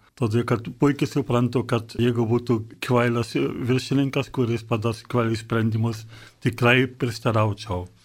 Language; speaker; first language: Lithuanian; non-native, fluent; German